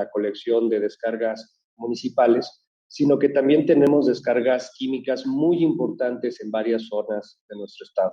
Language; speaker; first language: Spanish; native; Spanish